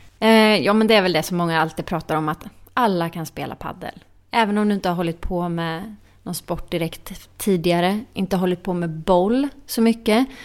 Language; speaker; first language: Swedish; native; Swedish